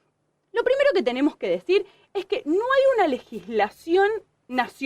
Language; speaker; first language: Spanish; native; Spanish